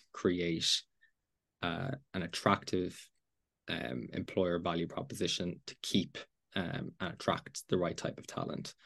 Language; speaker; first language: English; native; English